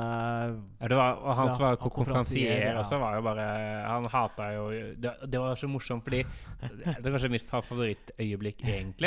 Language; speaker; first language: Norwegian; native; Norwegian